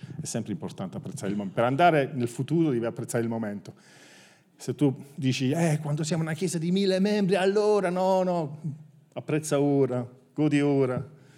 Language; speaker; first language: Italian; native; Italian